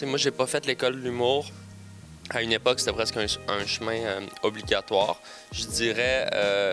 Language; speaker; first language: French; native; French